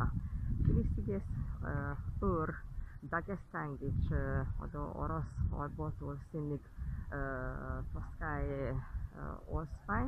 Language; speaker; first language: Mongolian; non-native, fluent; Hungarian